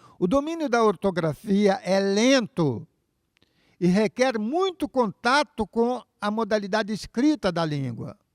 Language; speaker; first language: Portuguese; native; Portuguese